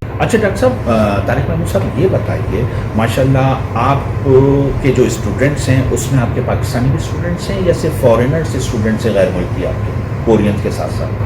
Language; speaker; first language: Urdu; native; Urdu